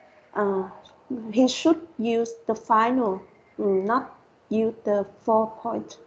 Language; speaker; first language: English; non-native, learner; Vietnamese